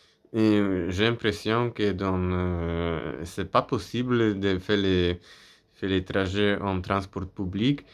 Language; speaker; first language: French; non-native, fluent; Polish